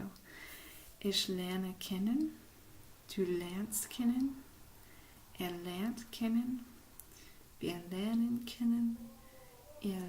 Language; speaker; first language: German; non-native, fluent; English